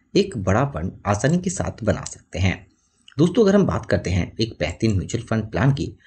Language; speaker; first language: Hindi; native; Hindi